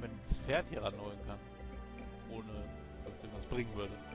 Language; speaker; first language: German; native; German